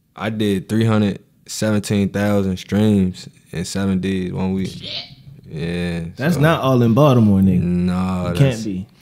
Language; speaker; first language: English; native; English